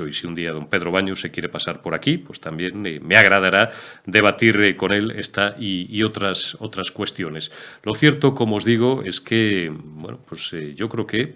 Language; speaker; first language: Spanish; native; Spanish